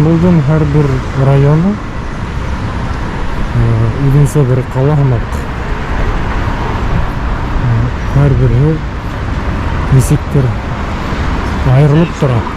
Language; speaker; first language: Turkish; non-native, learner; Tatar